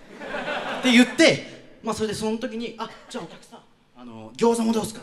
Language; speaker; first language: Japanese; native; Japanese